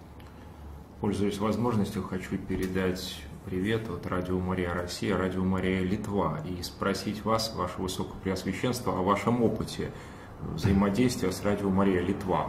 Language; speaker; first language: Russian; native; Russian